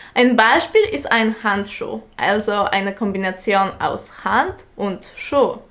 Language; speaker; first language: German; non-native, fluent; Polish